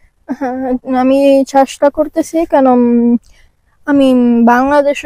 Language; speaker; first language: Bangla; early bilingual, heritage; Bangla